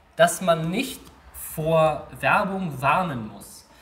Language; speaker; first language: German; native; German